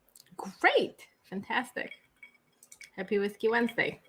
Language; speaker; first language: English; native; English